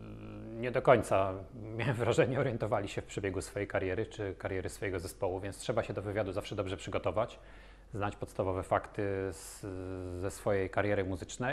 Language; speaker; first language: Polish; native; Polish